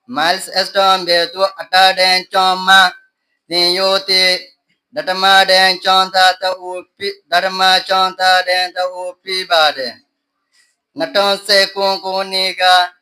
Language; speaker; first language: Burmese; non-native, local second language; Rohingya